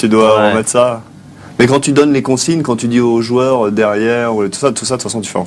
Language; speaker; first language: French; native; French